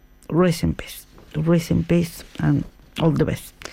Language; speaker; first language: English; non-native, learner; Spanish